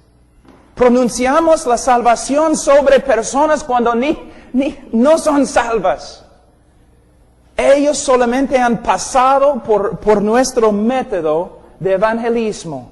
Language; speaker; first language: Spanish; non-native, fluent; English